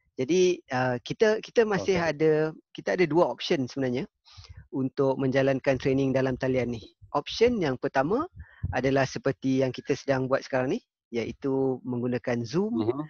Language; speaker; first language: Malay; native; Malay